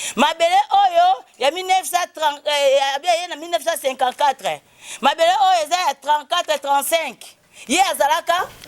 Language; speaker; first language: Lingala; non-native, local second language; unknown